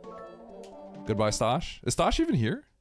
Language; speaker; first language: English; native; English